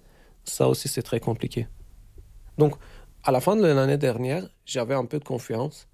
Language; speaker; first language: French; non-native, fluent; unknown